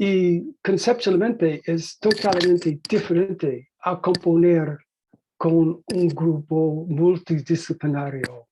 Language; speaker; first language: Spanish; non-native, learner; English